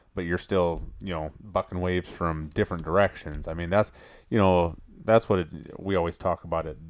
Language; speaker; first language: English; native; English